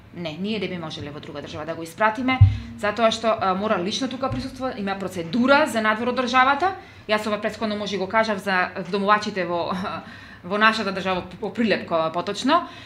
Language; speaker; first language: Macedonian; native; Macedonian